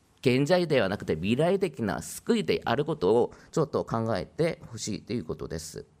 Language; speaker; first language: Japanese; non-native, fluent; Korean